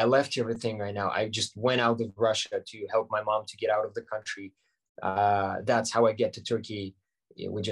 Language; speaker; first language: English; non-native, fluent; Ukrainian